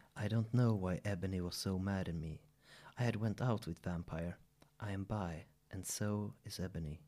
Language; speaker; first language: English; non-native, fluent; Swedish